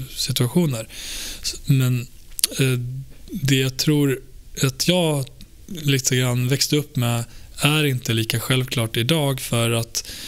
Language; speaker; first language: Swedish; early bilingual, other home language; Albanian